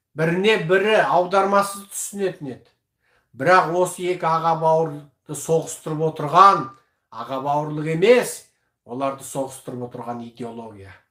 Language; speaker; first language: Kazakh; early bilingual, heritage; Kazakh